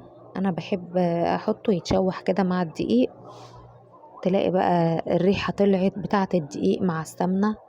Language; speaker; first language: Arabic; native; Arabic